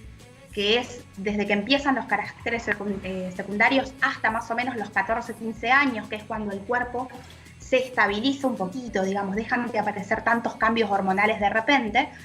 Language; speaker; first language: Spanish; native; Spanish